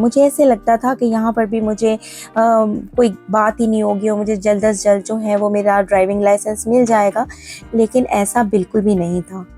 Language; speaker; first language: Urdu; native; Urdu